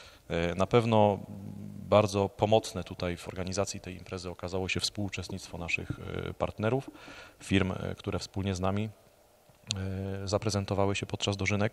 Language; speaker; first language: Polish; native; Polish